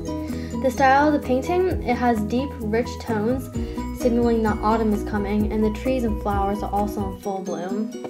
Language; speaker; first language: English; native; English